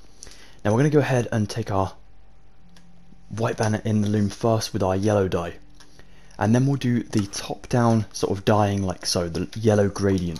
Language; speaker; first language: English; native; English